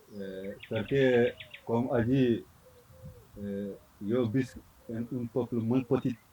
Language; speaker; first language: Catalan; non-native, learner; Fula